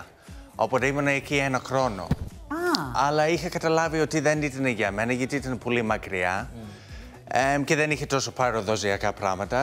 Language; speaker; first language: Greek; non-native, learner; English